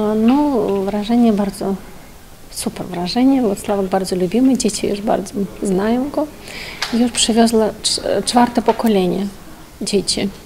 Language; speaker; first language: Polish; early bilingual, heritage; Polish